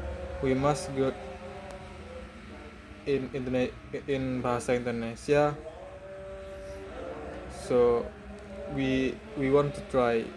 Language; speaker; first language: English; non-native, learner; Indonesian